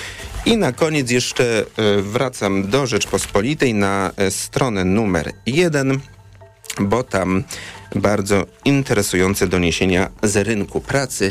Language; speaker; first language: Polish; native; Polish